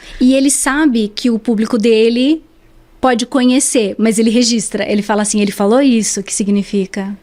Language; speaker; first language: Portuguese; early bilingual, other home language; English